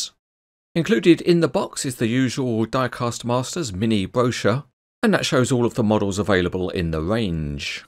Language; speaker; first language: English; native; English